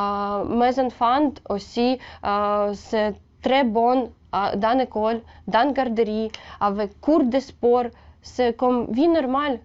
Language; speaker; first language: French; non-native, learner; Ukrainian